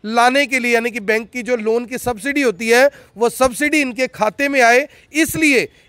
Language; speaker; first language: Hindi; native; Hindi